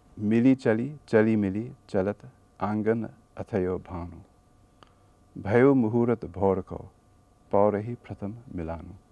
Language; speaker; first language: Hindi; non-native, fluent; English